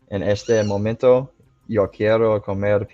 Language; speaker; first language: Spanish; non-native, learner; English